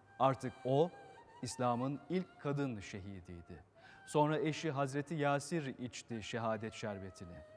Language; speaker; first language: Turkish; native; Turkish